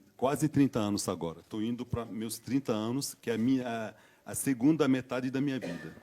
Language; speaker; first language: Portuguese; non-native, fluent; Berber languages